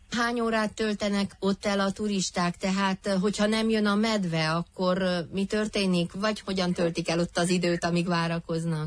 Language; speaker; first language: Hungarian; native; Hungarian